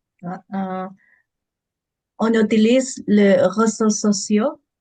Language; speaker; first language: French; non-native, learner; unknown